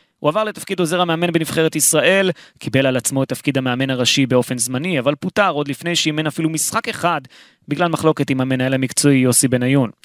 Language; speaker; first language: Hebrew; native; Hebrew